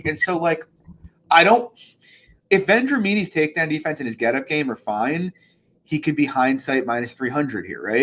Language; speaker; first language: English; native; English